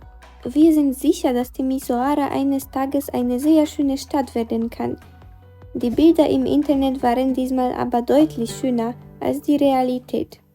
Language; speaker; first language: German; non-native, fluent; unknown